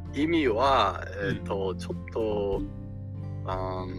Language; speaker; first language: Japanese; non-native, learner; English